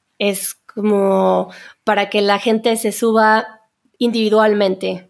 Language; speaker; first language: Spanish; native; Spanish